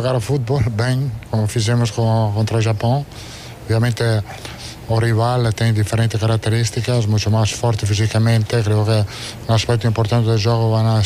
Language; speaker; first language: Portuguese; non-native, fluent; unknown